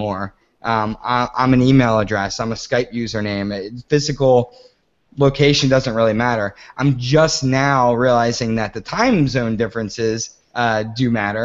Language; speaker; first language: English; native; English